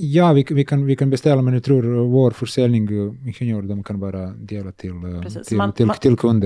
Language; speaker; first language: Swedish; non-native, learner; Serbian